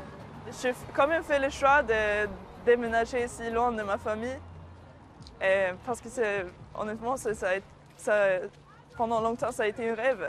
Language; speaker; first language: French; non-native, fluent; Swedish